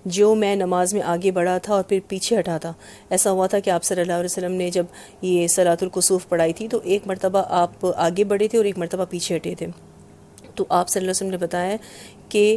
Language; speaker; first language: Urdu; native; Urdu